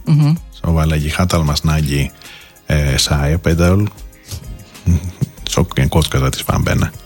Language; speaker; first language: Hungarian; non-native, learner; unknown